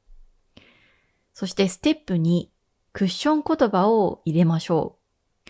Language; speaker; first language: Japanese; native; Japanese